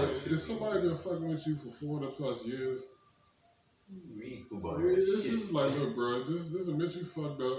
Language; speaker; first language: English; native; English